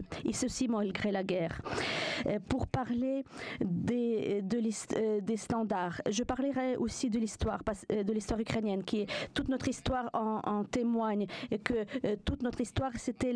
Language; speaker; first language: French; non-native, fluent; Ukrainian